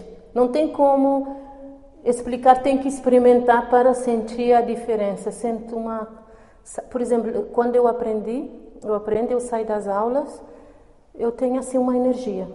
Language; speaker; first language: Portuguese; non-native, local second language; Kabuverdianu